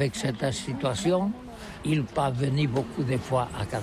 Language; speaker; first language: French; non-native, learner; Catalan